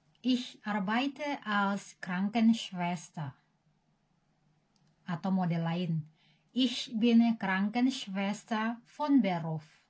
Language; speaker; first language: German; non-native, learner; Indonesian